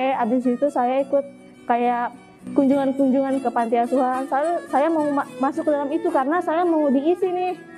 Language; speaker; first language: Indonesian; native; Indonesian